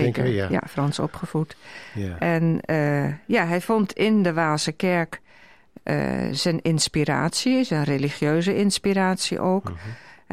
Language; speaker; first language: Dutch; native; Dutch